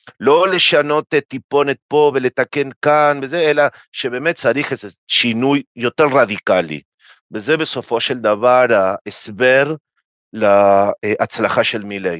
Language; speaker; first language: Hebrew; non-native, fluent; Spanish